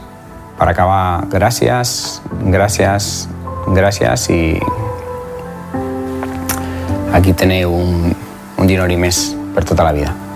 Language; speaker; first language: Catalan; non-native, learner; Spanish